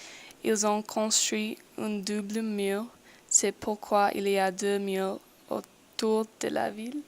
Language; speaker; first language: French; non-native, learner; English